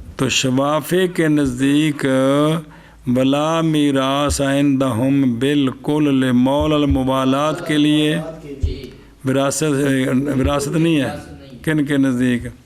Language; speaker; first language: Urdu; non-native, local second language; Punjabi